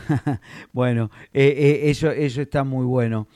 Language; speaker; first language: Spanish; native; Spanish